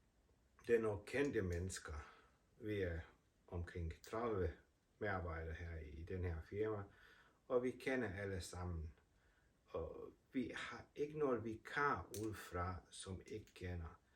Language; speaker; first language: Danish; non-native, fluent; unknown